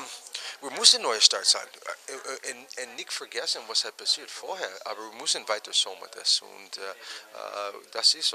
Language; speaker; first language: German; non-native, learner; English